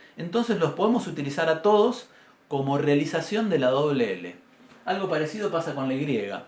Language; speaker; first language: Spanish; native; Spanish